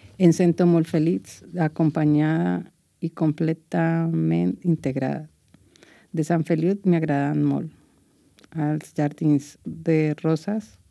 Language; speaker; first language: Catalan; non-native, learner; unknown